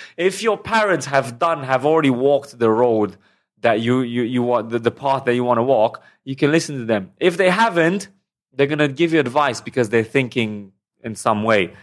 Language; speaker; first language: English; non-native, fluent; Romanian